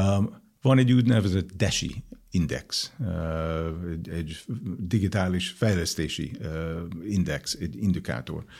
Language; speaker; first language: Hungarian; non-native, fluent; English